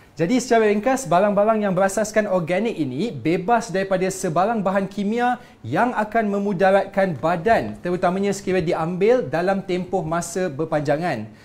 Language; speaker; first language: Malay; native; Malay